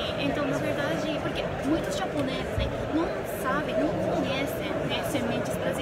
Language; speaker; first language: Portuguese; non-native, learner; Japanese